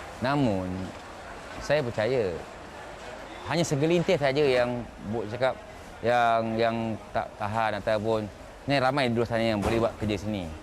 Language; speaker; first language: Malay; native; Malay